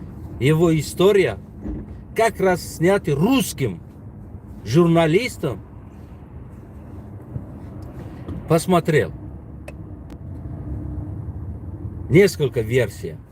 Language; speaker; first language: Russian; non-native, local second language; Tajik